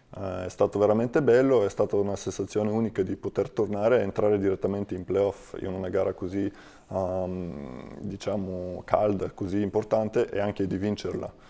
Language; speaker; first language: Italian; non-native, fluent; Bulgarian